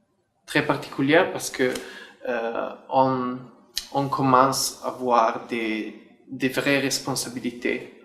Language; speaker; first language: French; non-native, fluent; Italian